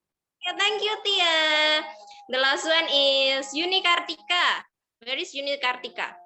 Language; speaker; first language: English; non-native, learner; Indonesian